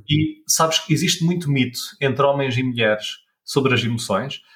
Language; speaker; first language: Portuguese; native; Portuguese